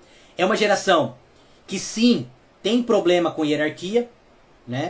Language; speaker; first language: Portuguese; native; Portuguese